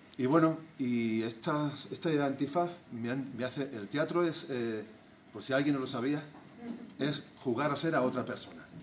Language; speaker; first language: Spanish; native; Spanish